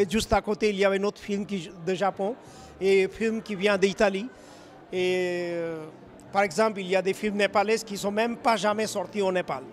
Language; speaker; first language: French; non-native, fluent; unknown